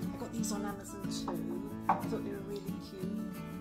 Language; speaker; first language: English; native; English